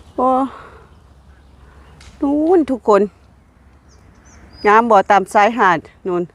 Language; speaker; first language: Thai; non-native, local second language; Lao